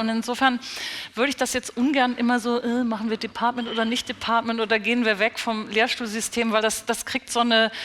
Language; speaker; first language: German; native; German